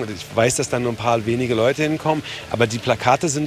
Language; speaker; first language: German; native; German